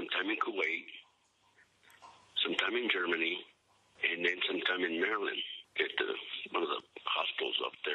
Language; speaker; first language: English; early bilingual, other home language; Spanish